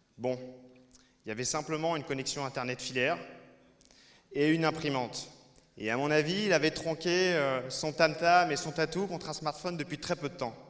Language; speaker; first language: French; native; French